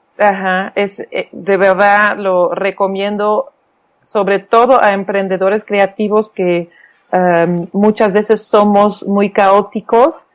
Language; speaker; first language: Spanish; non-native, fluent; Dutch